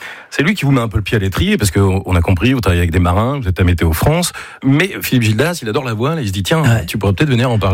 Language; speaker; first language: French; native; French